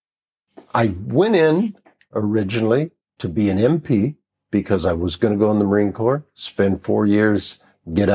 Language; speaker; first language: English; native; English